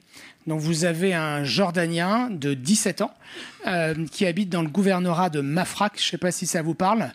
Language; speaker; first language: French; native; French